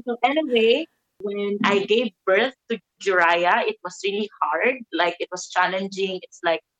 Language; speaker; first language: English; non-native, local second language; Cebuano